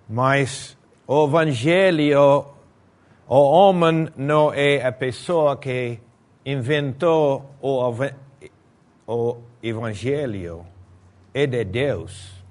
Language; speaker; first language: Portuguese; non-native, fluent; Spanish